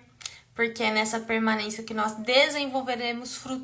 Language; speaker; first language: Portuguese; native; Portuguese